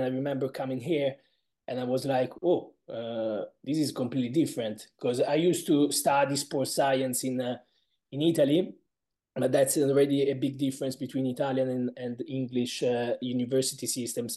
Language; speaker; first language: English; non-native, fluent; Italian